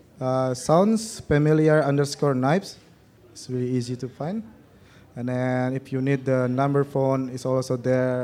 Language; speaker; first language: English; non-native, learner; Indonesian